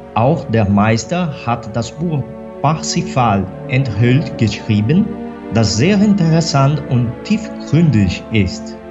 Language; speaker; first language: German; non-native, fluent; Portuguese